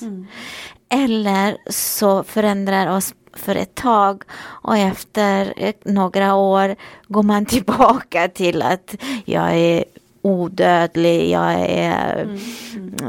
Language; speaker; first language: Swedish; non-native, fluent; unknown